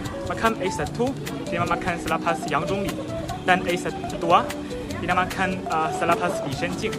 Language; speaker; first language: Indonesian; non-native, learner; Chinese